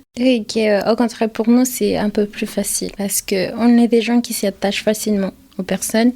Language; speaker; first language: French; non-native, fluent; Spanish